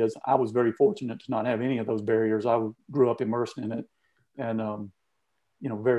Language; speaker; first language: English; native; English